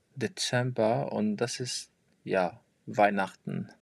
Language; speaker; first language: German; non-native, fluent; French